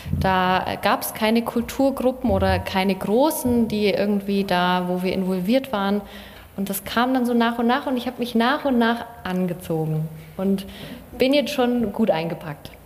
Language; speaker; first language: German; native; German